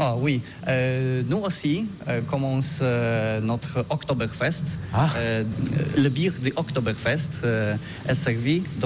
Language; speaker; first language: French; non-native, fluent; Polish